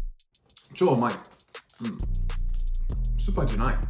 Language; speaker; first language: Japanese; non-native, learner; English